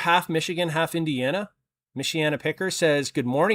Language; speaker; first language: English; native; English